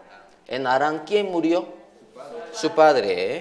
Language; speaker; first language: Spanish; non-native, learner; Korean